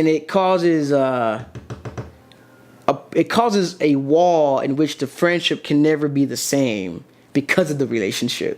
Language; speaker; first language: English; native; English